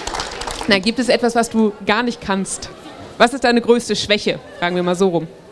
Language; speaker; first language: German; native; German